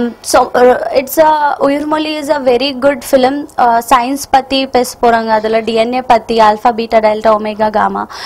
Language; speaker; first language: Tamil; non-native, learner; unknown